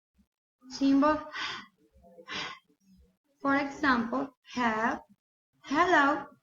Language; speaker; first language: English; non-native, learner; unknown